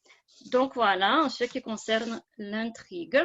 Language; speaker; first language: French; non-native, fluent; Lithuanian